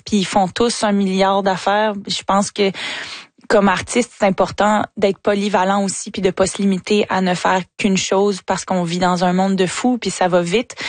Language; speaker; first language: French; native; French